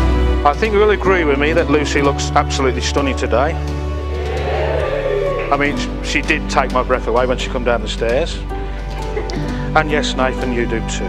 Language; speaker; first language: English; native; English